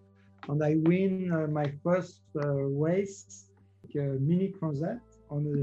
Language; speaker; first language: English; non-native, learner; French